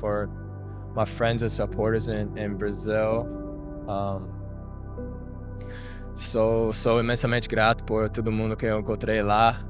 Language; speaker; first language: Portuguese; non-native, fluent; Japanese